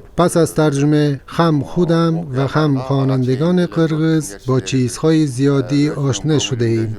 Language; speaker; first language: Persian; non-native, fluent; Kyrgyz